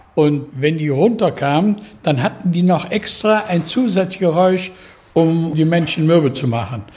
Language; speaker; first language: German; native; German